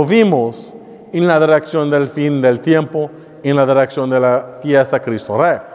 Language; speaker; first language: Spanish; non-native, learner; English